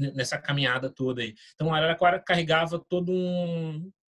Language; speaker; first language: Portuguese; native; Portuguese